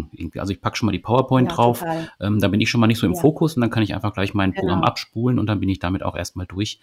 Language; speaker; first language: German; native; German